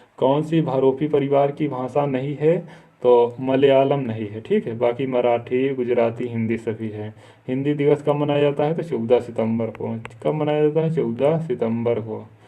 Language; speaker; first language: Hindi; native; Hindi